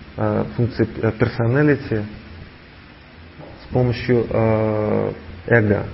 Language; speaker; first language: Russian; native; Russian